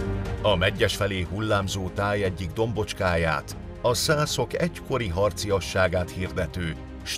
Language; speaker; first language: Hungarian; native; Hungarian